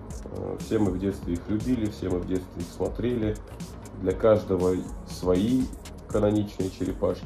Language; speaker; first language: Russian; native; Russian